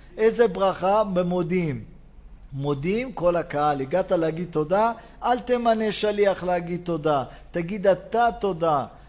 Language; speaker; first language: Hebrew; native; Hebrew